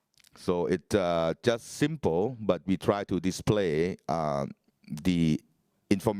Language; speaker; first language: English; non-native, fluent; Thai